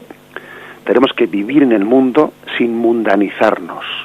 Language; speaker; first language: Spanish; native; Spanish